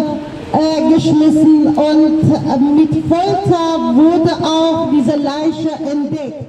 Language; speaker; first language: German; non-native, learner; Persian